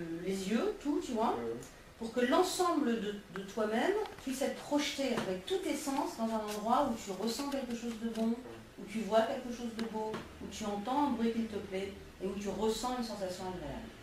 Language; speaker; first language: French; native; French